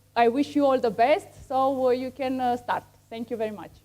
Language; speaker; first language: English; non-native, fluent; Romanian